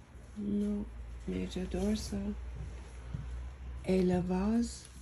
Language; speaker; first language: French; non-native, fluent; English